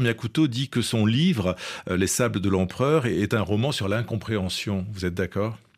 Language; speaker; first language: French; native; French